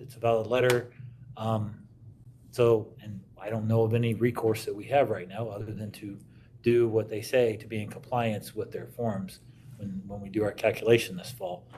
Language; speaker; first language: English; native; English